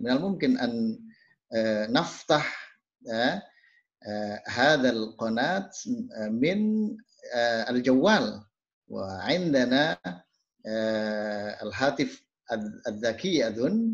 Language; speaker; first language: Arabic; non-native, fluent; Indonesian